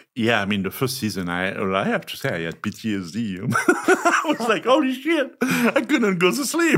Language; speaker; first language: English; non-native, fluent; French